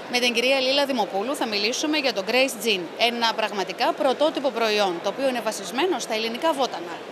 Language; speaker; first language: Greek; native; Greek